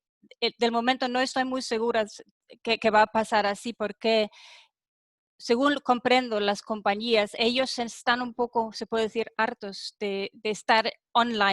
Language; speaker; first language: Spanish; non-native, fluent; German